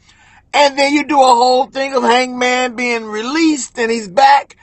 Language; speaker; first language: English; native; English